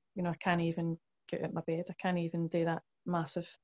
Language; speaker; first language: English; native; English